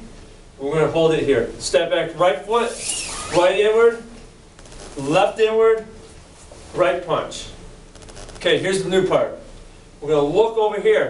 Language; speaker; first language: English; native; English